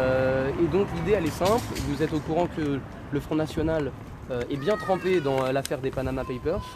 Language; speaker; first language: French; native; French